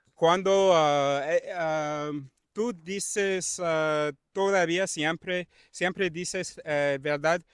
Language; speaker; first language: Spanish; non-native, learner; English